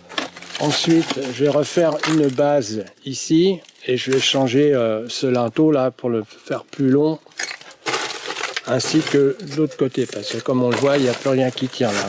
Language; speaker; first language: French; native; French